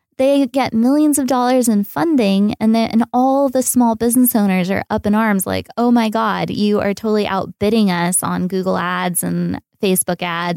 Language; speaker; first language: English; native; English